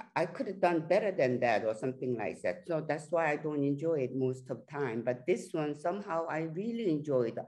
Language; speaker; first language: English; non-native, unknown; Korean